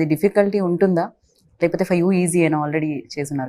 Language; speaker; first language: Telugu; native; Telugu